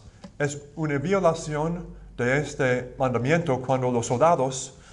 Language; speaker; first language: Spanish; non-native, fluent; English